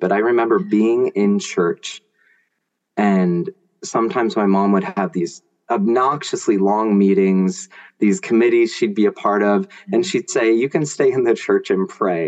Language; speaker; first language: English; native; English